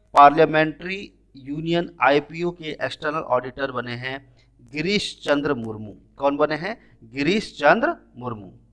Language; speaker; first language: Hindi; native; Hindi